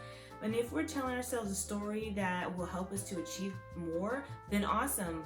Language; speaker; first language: English; native; English